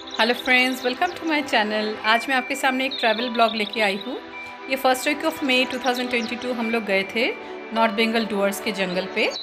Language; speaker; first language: Hindi; non-native, local second language; Bangla